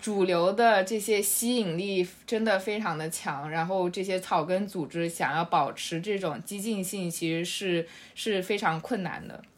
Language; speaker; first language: Chinese; native; Chinese